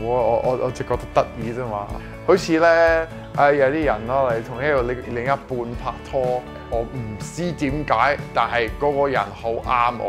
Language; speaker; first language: Chinese; non-native, fluent; English